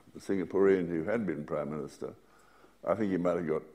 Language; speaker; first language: English; native; English